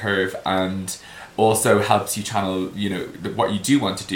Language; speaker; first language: English; native; English